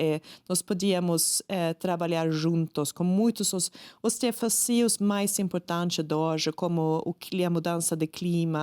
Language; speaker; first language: Portuguese; non-native, fluent; Swedish